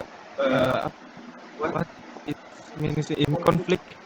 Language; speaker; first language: English; non-native, learner; Indonesian